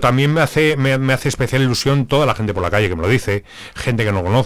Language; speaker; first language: Spanish; native; Spanish